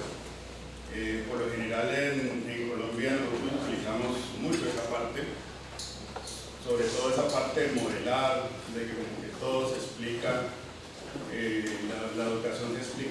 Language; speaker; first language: Spanish; native; Spanish